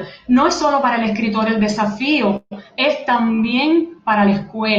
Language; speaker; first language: Spanish; native; Spanish